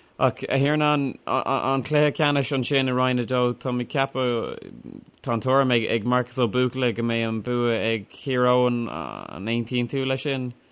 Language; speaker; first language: Irish; non-native, local second language; English